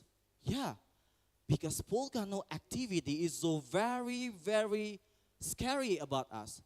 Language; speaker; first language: English; non-native, learner; Indonesian